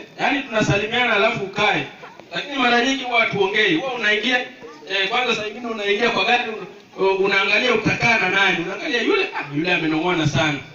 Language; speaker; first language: Swahili; non-native, local second language; Luo (Kenya and Tanzania)